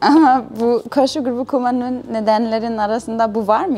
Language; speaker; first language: Turkish; non-native, fluent; German